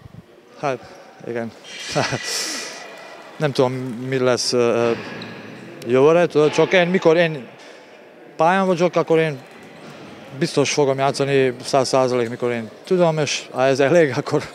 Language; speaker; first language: Hungarian; non-native, learner; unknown